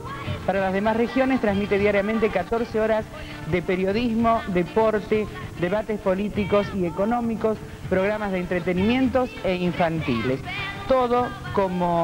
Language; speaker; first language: Spanish; native; Spanish